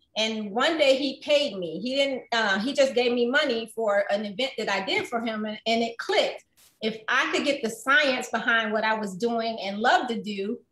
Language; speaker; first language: English; native; English